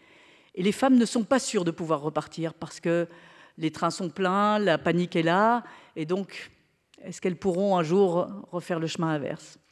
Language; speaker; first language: French; native; French